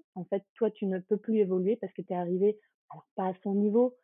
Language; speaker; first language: French; early bilingual, other home language; Ukrainian